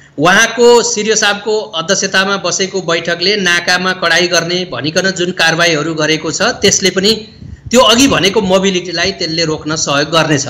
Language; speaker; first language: Nepali; native; Nepali